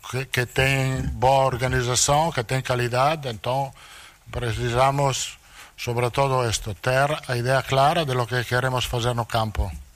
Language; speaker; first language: Portuguese; non-native, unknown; Italian